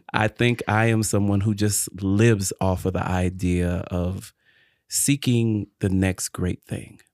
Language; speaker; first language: English; native; English